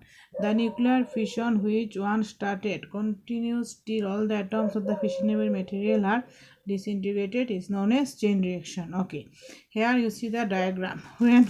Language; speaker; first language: English; non-native, local second language; Bangla